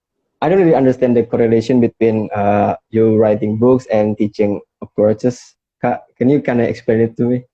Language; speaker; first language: English; non-native, fluent; Indonesian